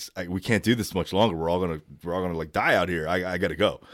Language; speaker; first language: English; native; English